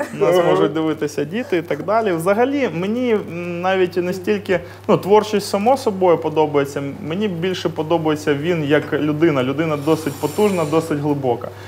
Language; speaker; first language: Ukrainian; non-native, local second language; Russian